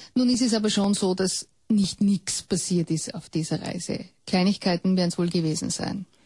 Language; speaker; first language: German; native; German